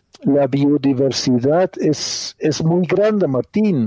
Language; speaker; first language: Spanish; non-native, fluent; Dutch